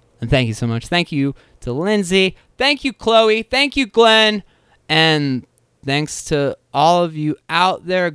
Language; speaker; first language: English; native; English